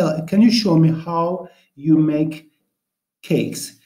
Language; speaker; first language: English; non-native, fluent; Azerbaijani